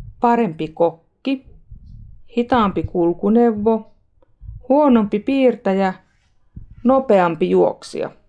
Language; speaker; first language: Finnish; non-native, fluent; Russian